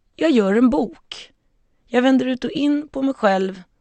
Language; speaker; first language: Swedish; native; Swedish